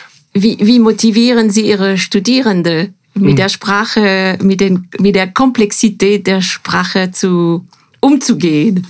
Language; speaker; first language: German; non-native, fluent; French